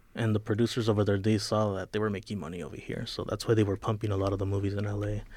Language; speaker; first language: English; early bilingual, other home language; Spanish